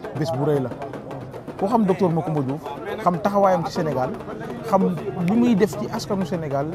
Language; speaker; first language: Wolof; non-native, local second language; Serer